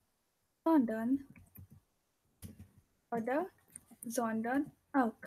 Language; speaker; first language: German; non-native, fluent; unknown